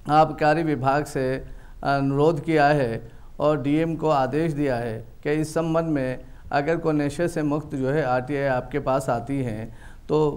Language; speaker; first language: Hindi; native; Hindi